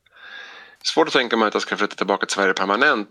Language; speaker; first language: Swedish; native; Swedish